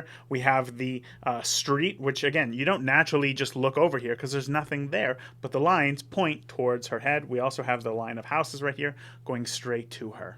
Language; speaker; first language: English; native; English